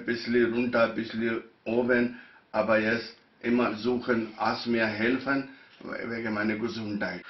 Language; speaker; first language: German; non-native, learner; Urdu